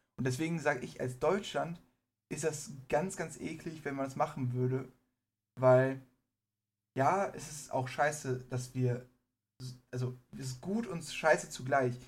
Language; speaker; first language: German; early bilingual, other home language; Persian